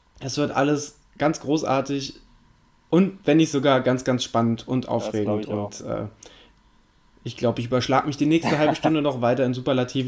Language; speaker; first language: German; native; German